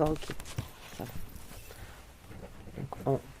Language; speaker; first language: French; native; French